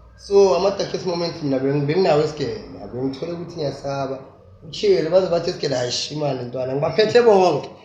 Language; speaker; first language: Zulu; native; Zulu